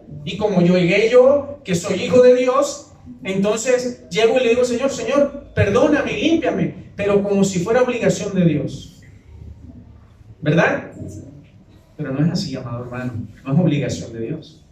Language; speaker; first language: Spanish; native; Spanish